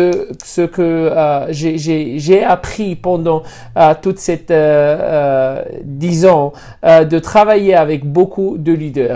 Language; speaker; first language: French; non-native, fluent; Spanish